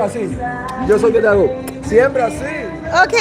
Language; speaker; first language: Spanish; native; Spanish